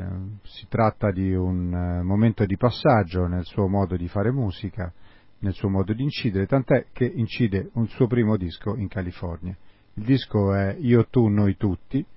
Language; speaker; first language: Italian; native; Italian